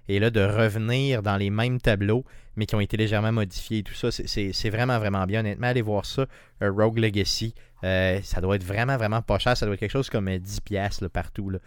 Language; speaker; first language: French; native; French